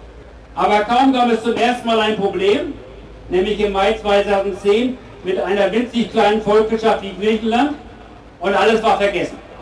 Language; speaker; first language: German; native; German